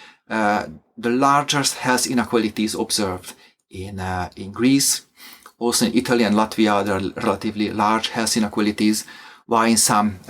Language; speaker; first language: English; non-native, fluent; Hungarian